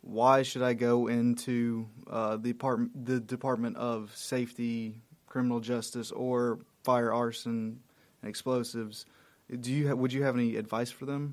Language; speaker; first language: English; native; English